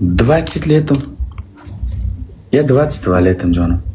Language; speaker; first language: Russian; non-native, learner; Uzbek